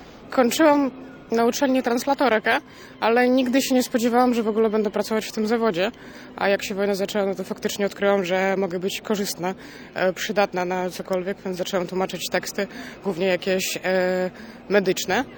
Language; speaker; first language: Polish; non-native, fluent; Ukrainian